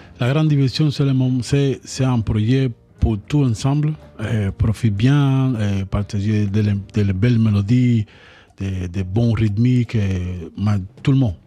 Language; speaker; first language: French; non-native, learner; Spanish